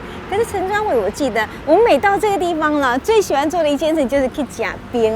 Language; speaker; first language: Chinese; native; Chinese